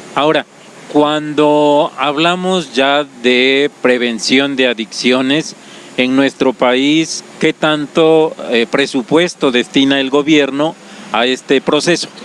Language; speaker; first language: Spanish; native; Spanish